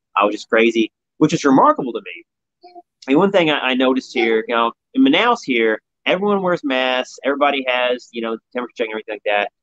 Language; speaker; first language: English; native; English